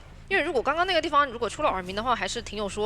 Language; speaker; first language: Chinese; native; Chinese